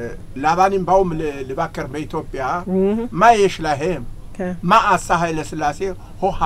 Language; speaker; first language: Hebrew; non-native, learner; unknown